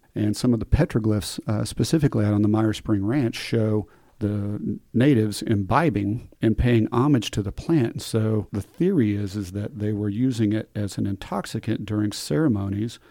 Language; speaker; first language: English; native; English